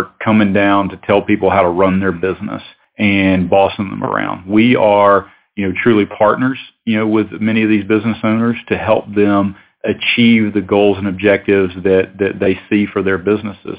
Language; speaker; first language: English; native; English